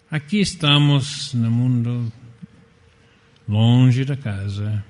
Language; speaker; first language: Portuguese; non-native, fluent; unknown